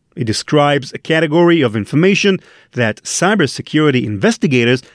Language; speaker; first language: English; non-native, fluent; Hebrew